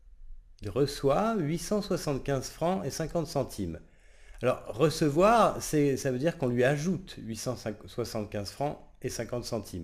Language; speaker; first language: French; native; French